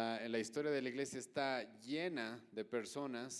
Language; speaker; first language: Spanish; native; Spanish